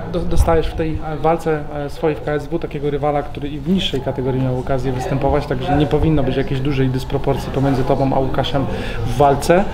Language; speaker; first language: Polish; native; Polish